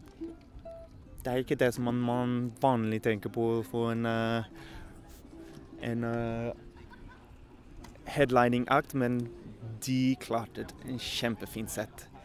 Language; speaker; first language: Norwegian; non-native, learner; English